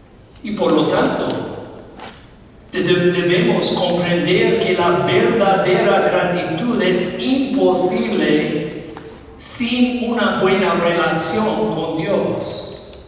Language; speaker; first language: Spanish; non-native, fluent; English